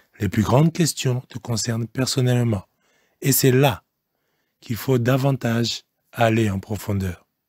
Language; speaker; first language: French; non-native, local second language; Lingala